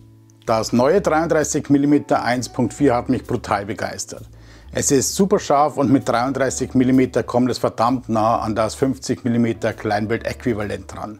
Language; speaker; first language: German; native; German